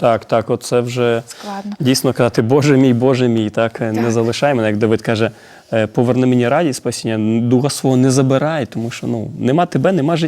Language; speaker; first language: Ukrainian; native; Ukrainian